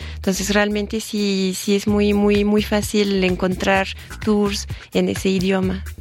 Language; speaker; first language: Spanish; non-native, fluent; French